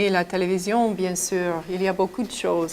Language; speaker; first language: French; non-native, fluent; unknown